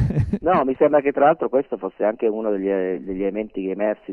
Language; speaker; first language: Italian; native; Italian